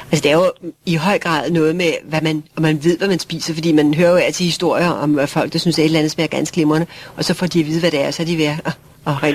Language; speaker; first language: Danish; native; Danish